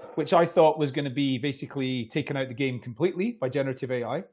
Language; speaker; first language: English; native; English